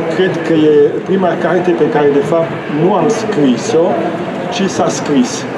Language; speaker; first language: Romanian; native; Romanian